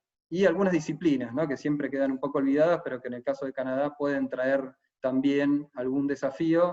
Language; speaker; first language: Spanish; native; Spanish